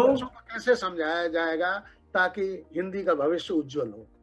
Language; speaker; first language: Hindi; native; Hindi